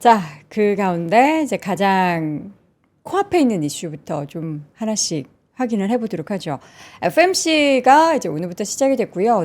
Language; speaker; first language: Korean; native; Korean